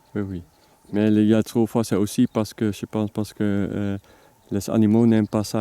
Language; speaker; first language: French; non-native, learner; Dutch